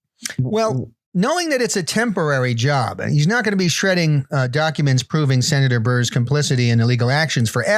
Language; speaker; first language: English; native; English